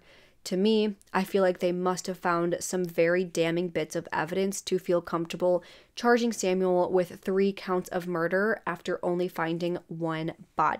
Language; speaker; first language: English; native; English